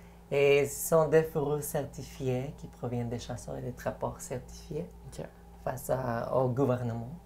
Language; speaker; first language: French; non-native, fluent; Spanish